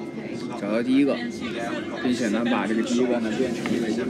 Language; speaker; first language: Chinese; native; Chinese